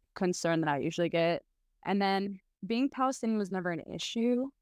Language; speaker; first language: English; early bilingual, other home language; Arabic